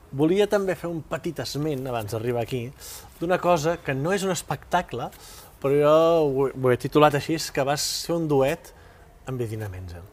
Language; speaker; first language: Catalan; native; Catalan